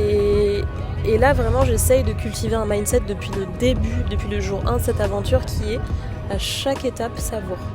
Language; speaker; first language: French; native; French